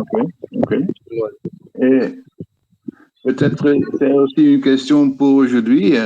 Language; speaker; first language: French; non-native, fluent; Dutch